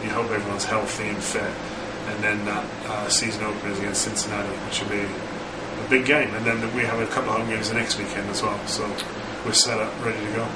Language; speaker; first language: English; native; English